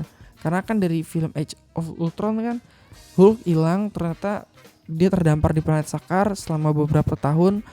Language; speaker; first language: Indonesian; native; Indonesian